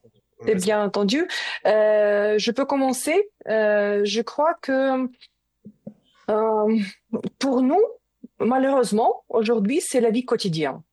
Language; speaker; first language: French; non-native, learner; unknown